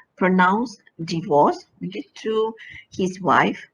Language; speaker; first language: English; non-native, local second language; Malay